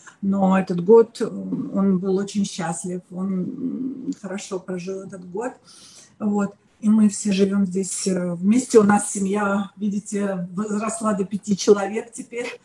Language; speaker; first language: Russian; native; Russian